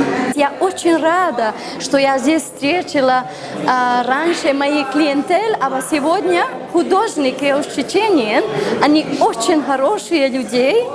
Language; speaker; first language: Russian; non-native, fluent; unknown